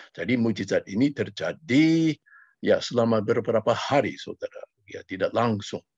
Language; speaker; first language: Malay; non-native, fluent; English